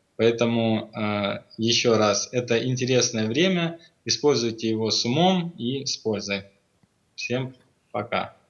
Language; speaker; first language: Russian; native; Russian